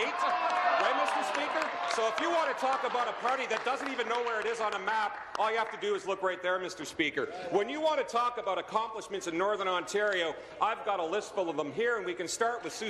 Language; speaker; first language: English; native; English